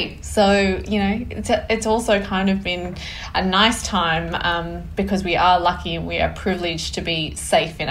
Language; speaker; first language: English; native; English